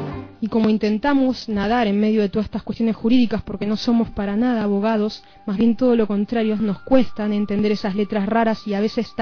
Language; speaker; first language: Spanish; native; Spanish